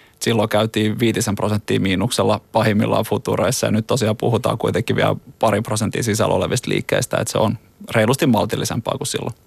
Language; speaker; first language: Finnish; native; Finnish